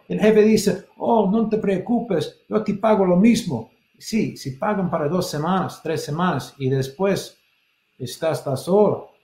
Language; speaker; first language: Spanish; non-native, fluent; English